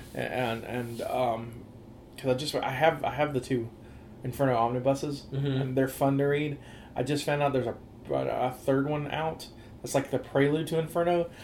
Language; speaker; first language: English; native; English